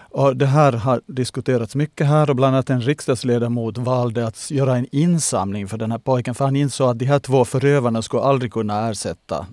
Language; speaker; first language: Swedish; native; Swedish